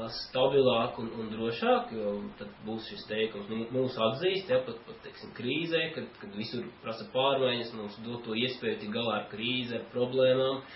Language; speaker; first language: Latvian; native; Latvian